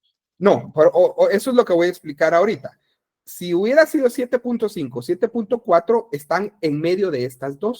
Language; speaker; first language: Spanish; native; Spanish